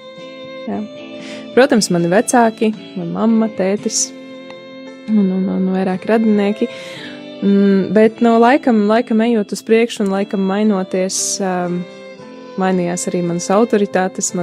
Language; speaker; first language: Latvian; native; Latvian